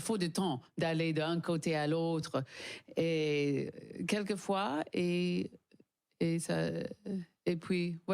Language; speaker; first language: French; non-native, learner; English